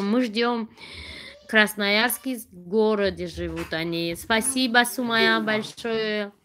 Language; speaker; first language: Russian; non-native, learner; Tajik